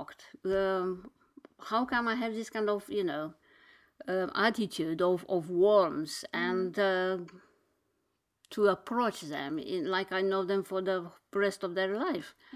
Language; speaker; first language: English; non-native, fluent; Romanian